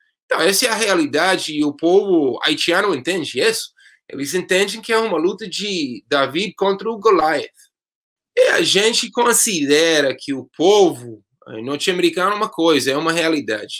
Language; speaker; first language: Portuguese; non-native, fluent; English